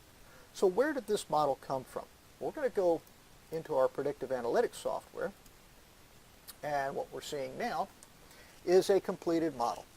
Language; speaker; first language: English; native; English